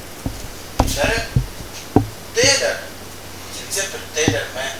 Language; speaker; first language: Swedish; non-native, fluent; Russian